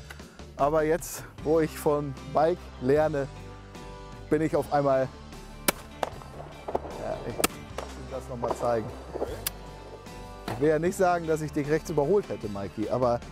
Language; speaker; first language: German; native; German